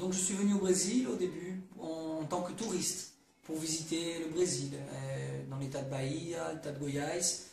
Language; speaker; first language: French; native; French